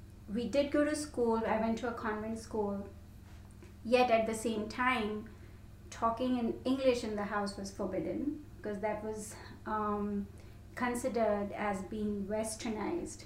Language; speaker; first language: English; non-native, local second language; Hindi